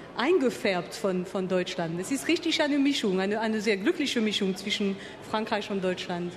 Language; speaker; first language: German; non-native, local second language; French